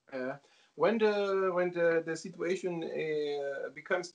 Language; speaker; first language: English; non-native, learner; Italian